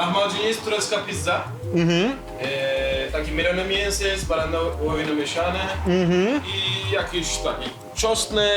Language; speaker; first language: Polish; non-native, learner; Turkish